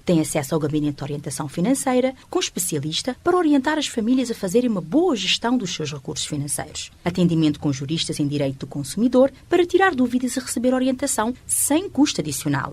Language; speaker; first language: Portuguese; non-native, local second language; Kabuverdianu